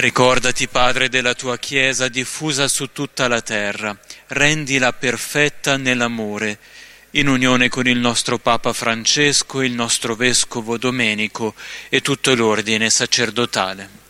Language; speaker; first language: Italian; native; Italian